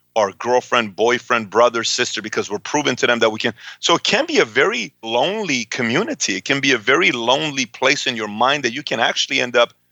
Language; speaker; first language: English; early bilingual, other home language; Persian